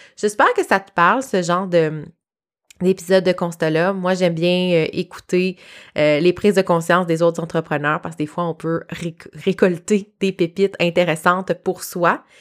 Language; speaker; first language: French; native; French